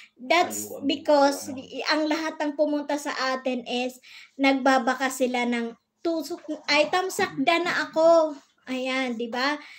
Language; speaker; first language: Filipino; non-native, local second language; Bikol